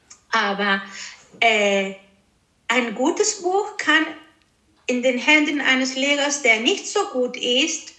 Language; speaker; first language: German; early bilingual, heritage; Greek